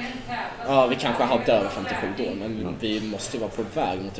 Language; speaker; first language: Swedish; native; Swedish